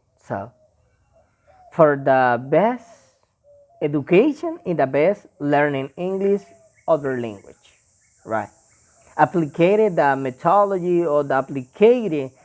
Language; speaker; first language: English; non-native, learner; Spanish